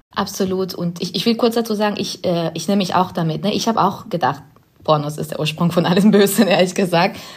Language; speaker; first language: German; non-native, fluent; Spanish